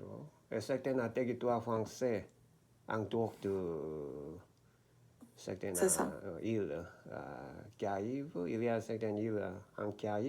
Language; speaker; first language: French; non-native, learner; Korean